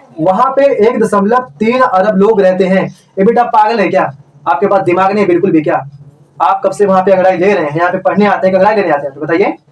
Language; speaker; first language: Hindi; native; Hindi